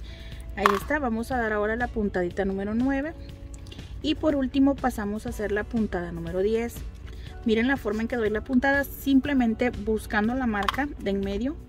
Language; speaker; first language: Spanish; native; Spanish